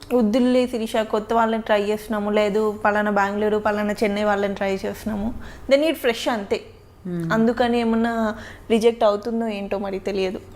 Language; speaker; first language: Telugu; native; Telugu